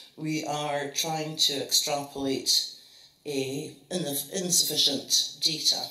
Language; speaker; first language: English; native; English